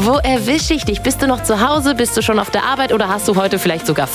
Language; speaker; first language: German; native; German